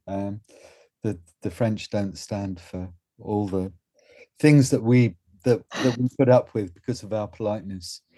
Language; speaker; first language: English; native; English